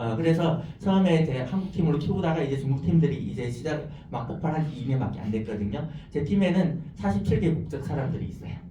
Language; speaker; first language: Korean; non-native, fluent; Chinese